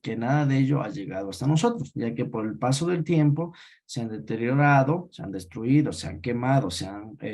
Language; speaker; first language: Spanish; native; Spanish